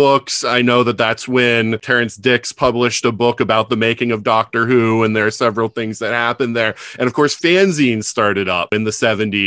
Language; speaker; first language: English; native; English